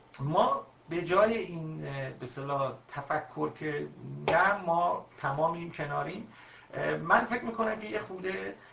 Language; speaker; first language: Persian; non-native, local second language; Azerbaijani